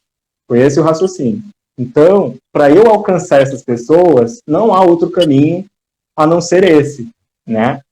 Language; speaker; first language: Portuguese; native; Portuguese